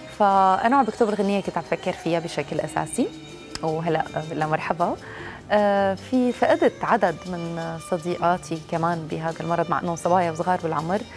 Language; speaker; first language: Arabic; native; Arabic